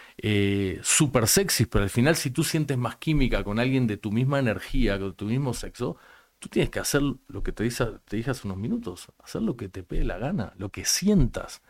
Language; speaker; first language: Spanish; native; Spanish